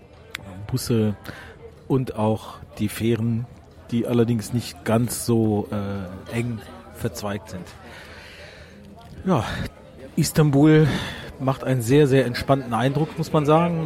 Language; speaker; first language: German; native; German